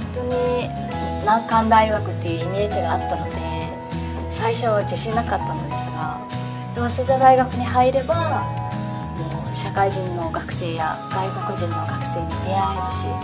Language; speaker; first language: Japanese; non-native, fluent; Mongolian